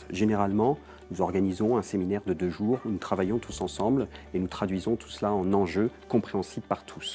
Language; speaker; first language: French; native; French